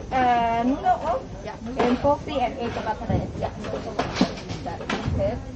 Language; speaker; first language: Dutch; non-native, learner; Thai